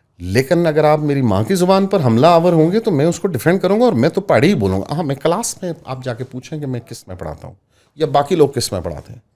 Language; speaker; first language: Urdu; non-native, local second language; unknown